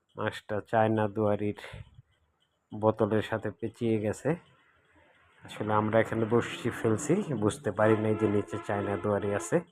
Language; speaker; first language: Bangla; native; Bangla